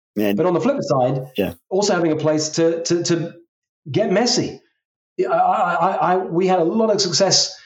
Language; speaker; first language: English; native; English